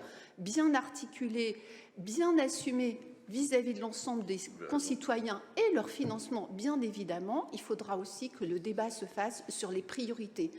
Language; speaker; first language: French; native; French